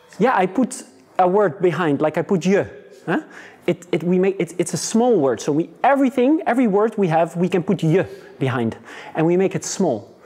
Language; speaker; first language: English; non-native, fluent; Dutch